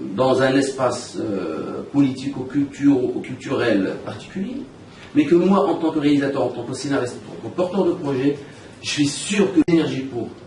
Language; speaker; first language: French; non-native, local second language; Arabic